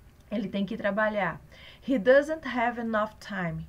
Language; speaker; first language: English; non-native, fluent; Portuguese